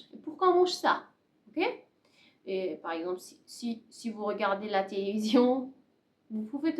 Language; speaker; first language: French; non-native, learner; Persian